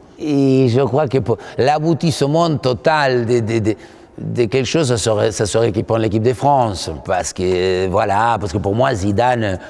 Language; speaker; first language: French; non-native, fluent; Spanish